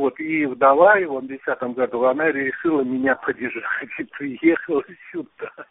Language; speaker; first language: Russian; non-native, local second language; Uzbek